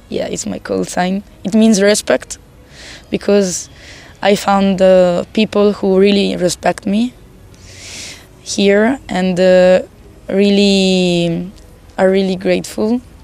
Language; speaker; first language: English; non-native, fluent; Italian